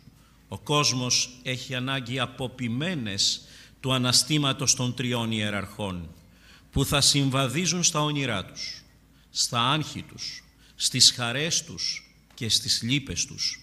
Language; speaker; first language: Greek; native; Greek